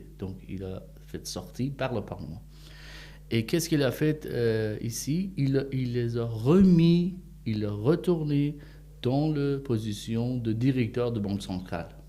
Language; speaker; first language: French; non-native, fluent; Persian